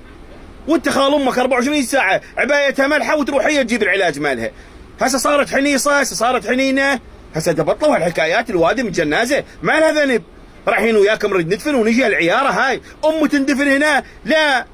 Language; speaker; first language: Arabic; native; Arabic